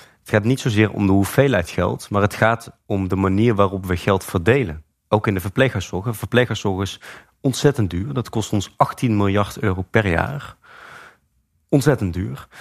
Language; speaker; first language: Dutch; native; Dutch